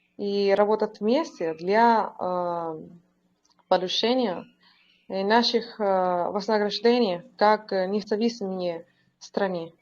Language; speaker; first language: Russian; non-native, learner; Spanish